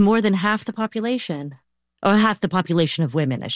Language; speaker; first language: English; native; English